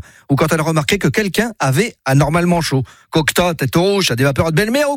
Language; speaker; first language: French; native; French